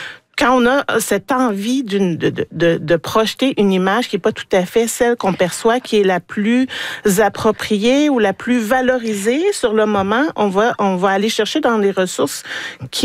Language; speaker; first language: French; native; French